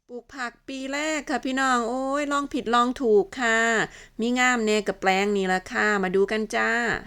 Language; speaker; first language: Thai; native; Thai